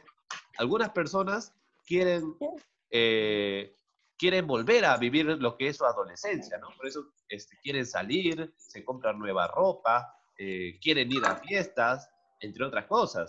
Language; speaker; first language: Spanish; native; Spanish